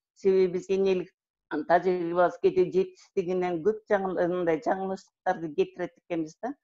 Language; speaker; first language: Kyrgyz; native; Kyrgyz